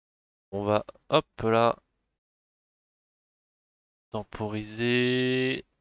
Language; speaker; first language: French; native; French